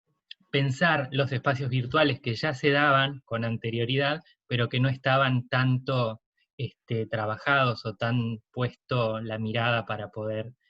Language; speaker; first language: Spanish; native; Spanish